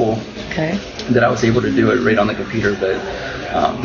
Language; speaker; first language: English; native; English